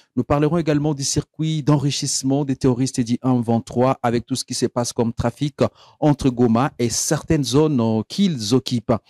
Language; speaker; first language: French; non-native, local second language; Swahili